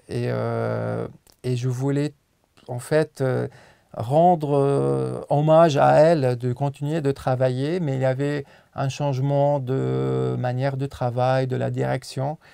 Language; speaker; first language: French; non-native, local second language; Arabic